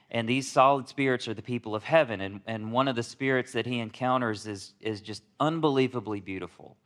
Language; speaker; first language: English; native; English